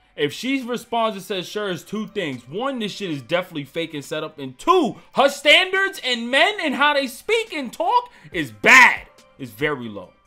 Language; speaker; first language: English; native; English